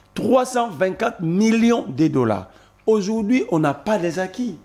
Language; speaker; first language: French; non-native, local second language; Lingala